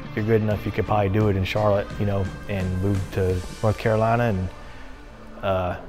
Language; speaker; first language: English; native; English